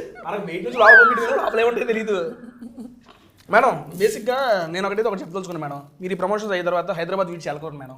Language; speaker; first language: Telugu; native; Telugu